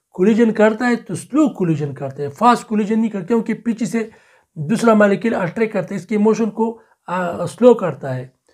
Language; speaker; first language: Urdu; non-native, local second language; Pashto